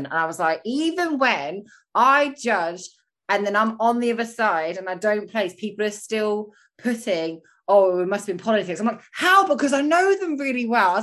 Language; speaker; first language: English; native; English